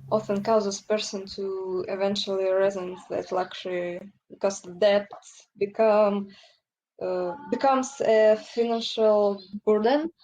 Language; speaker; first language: English; non-native, learner; Russian